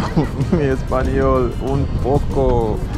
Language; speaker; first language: Spanish; non-native, learner; English